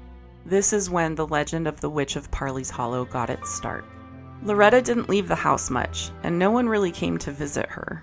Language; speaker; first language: English; native; English